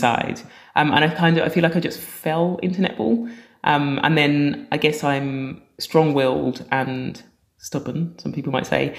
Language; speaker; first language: English; native; English